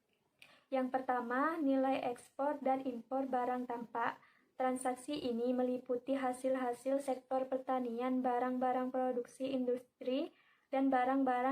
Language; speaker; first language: Indonesian; native; Indonesian